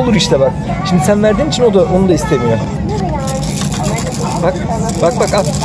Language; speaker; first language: Turkish; native; Turkish